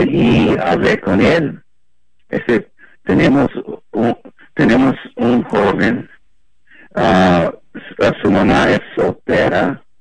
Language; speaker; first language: Spanish; non-native, fluent; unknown